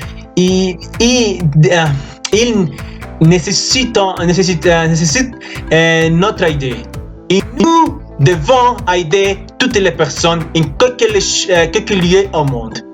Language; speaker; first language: French; non-native, learner; Spanish